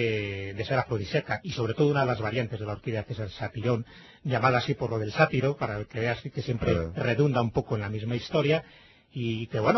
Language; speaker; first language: Spanish; native; Spanish